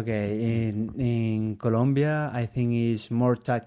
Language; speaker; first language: English; non-native, learner; Spanish